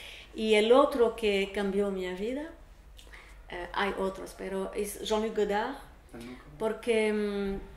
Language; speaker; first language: Spanish; non-native, learner; Portuguese